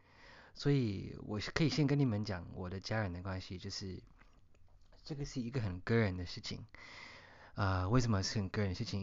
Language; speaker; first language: Chinese; early bilingual, heritage; Chinese